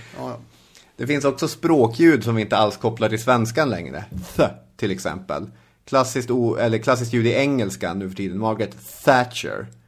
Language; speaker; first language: Swedish; native; Swedish